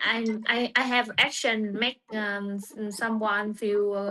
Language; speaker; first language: English; non-native, learner; Vietnamese